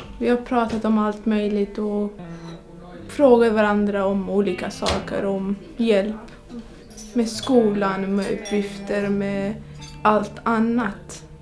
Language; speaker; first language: Swedish; non-native, fluent; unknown